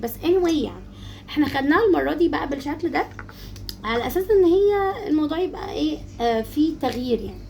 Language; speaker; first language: Arabic; native; Arabic